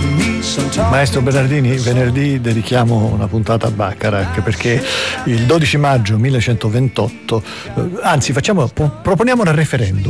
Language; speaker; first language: Italian; native; Italian